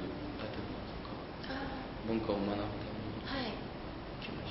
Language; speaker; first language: Japanese; non-native, fluent; Uzbek